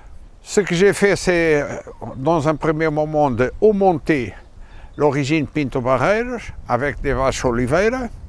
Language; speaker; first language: French; non-native, fluent; Portuguese